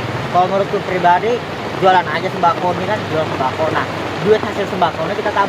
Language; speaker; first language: Indonesian; native; Indonesian